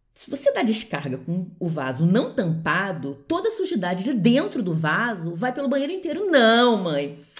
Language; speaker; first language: Portuguese; native; Portuguese